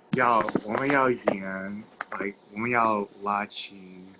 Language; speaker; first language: Chinese; non-native, learner; English